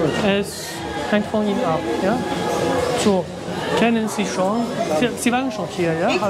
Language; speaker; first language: German; non-native, fluent; Spanish